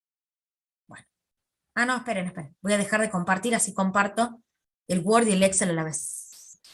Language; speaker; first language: Spanish; native; Spanish